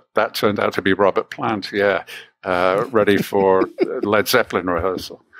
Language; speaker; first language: English; native; English